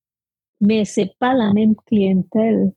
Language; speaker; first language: French; non-native, fluent; Spanish